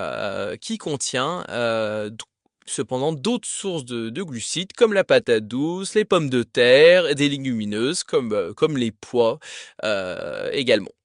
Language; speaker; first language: French; native; French